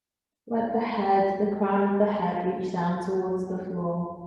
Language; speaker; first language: English; native; English